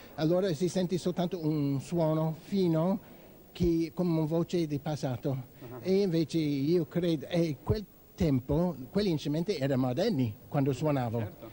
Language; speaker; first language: Italian; non-native, fluent; English